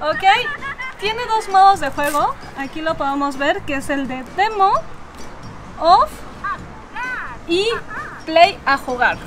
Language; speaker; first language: Spanish; native; Spanish